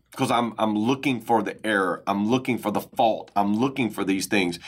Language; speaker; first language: English; native; English